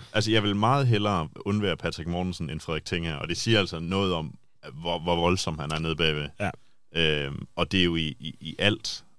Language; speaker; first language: Danish; native; Danish